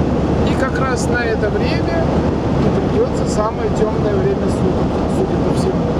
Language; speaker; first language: Russian; native; Russian